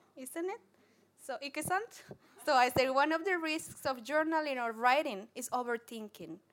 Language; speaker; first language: English; non-native, fluent; Spanish